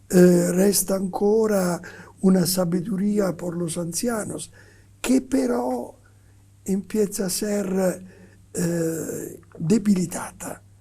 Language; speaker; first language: Spanish; non-native, fluent; Italian